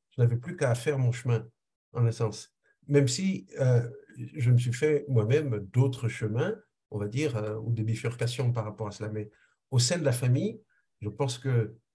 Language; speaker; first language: French; non-native, local second language; Haitian Creole